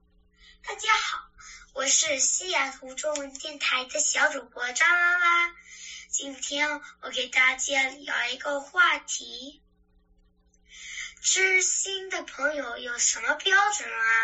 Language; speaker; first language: Chinese; early bilingual, heritage; English